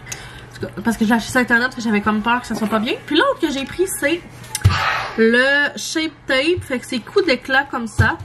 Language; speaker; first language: French; native; French